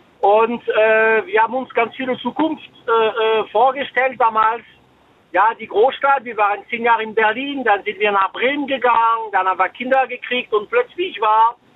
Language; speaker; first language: German; non-native, fluent; French